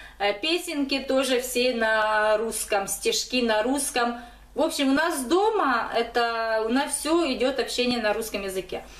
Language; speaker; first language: Russian; native; Russian